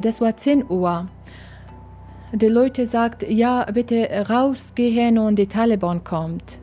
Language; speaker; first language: German; non-native, learner; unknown